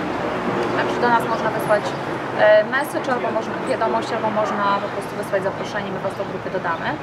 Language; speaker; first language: Polish; native; Polish